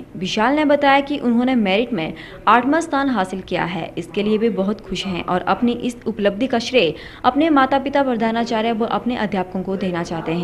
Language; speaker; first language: Hindi; native; Hindi